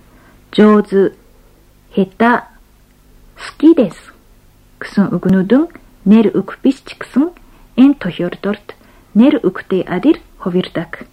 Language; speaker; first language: Mongolian; non-native, fluent; Japanese